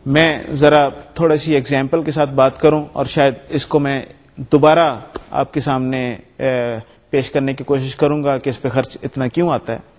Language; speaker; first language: Urdu; native; Urdu